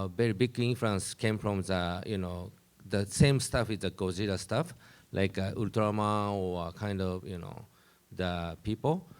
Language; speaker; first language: English; non-native, learner; Japanese